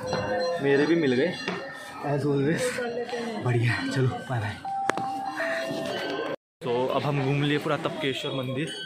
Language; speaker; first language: Hindi; native; Hindi